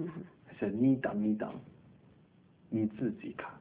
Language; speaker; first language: Chinese; early bilingual, heritage; Chinese